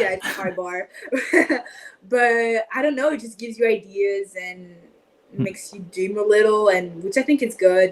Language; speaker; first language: English; non-native, fluent; French